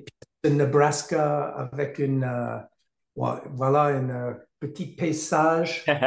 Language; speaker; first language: French; non-native, learner; English